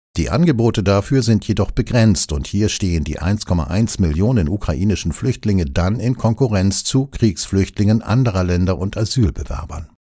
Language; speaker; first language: German; native; German